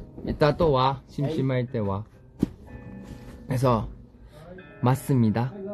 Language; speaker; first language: Korean; non-native, learner; Thai